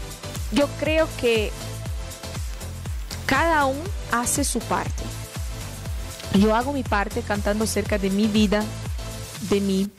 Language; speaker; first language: Spanish; non-native, fluent; Portuguese